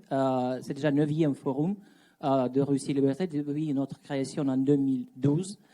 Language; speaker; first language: French; non-native, fluent; Russian